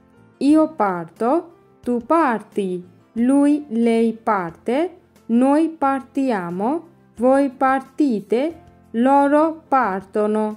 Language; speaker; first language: Italian; non-native, fluent; Bangla